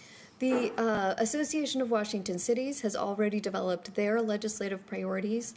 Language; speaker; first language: English; native; English